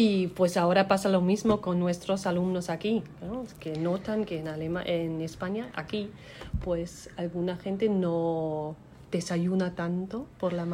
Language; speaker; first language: Spanish; non-native, fluent; German